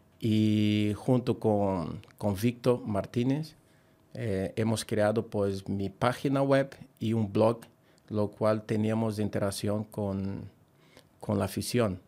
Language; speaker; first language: Spanish; non-native, fluent; Portuguese